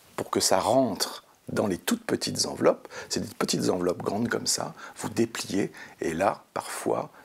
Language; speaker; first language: French; native; French